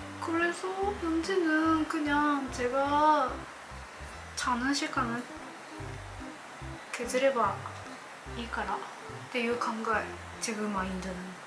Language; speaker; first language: Korean; non-native, learner; Japanese